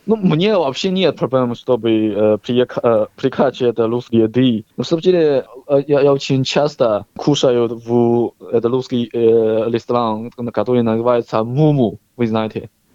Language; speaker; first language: Russian; non-native, learner; Chinese